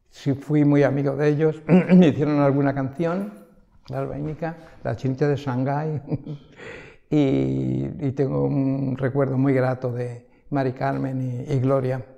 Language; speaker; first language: Spanish; native; Spanish